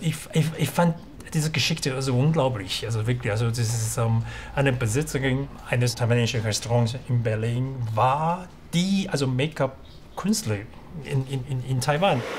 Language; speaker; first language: German; non-native, fluent; Chinese